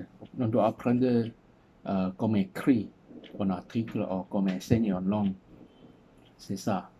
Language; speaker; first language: French; non-native, learner; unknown